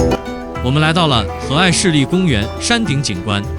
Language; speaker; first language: Chinese; native; Chinese